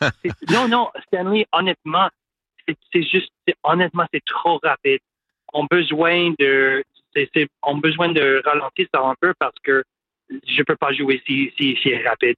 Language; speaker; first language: French; non-native, local second language; English